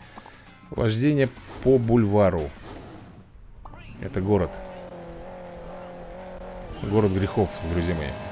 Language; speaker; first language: Russian; native; Russian